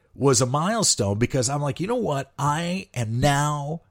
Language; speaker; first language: English; native; English